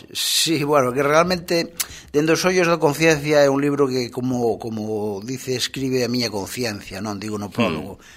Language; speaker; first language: Galician; native; Galician